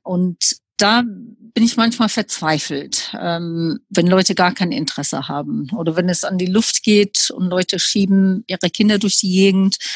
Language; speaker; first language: German; non-native, fluent; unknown